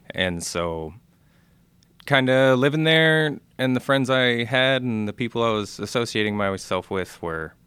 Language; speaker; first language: English; native; English